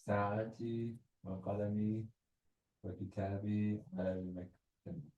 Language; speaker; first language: Arabic; non-native, learner; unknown